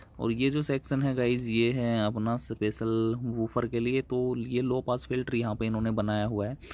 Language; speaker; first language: Hindi; native; Hindi